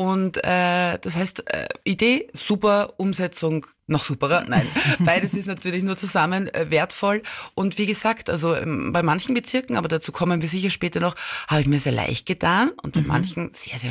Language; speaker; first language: German; native; German